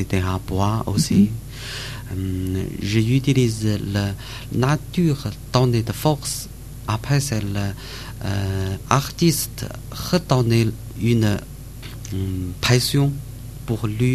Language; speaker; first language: French; non-native, learner; Chinese